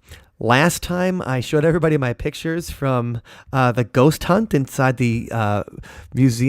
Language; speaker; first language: English; native; English